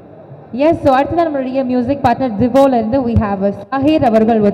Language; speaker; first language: Tamil; native; Tamil